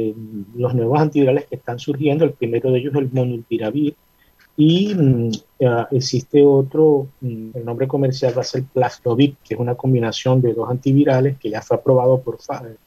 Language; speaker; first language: Spanish; native; Spanish